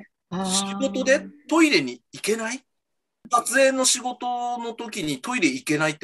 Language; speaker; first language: Japanese; native; Japanese